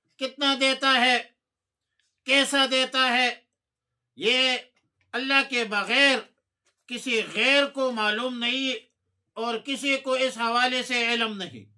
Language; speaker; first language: Urdu; non-native, local second language; Pashto